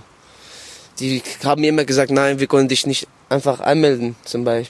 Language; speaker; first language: German; non-native, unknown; Arabic